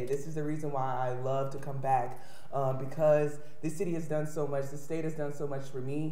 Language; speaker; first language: English; native; English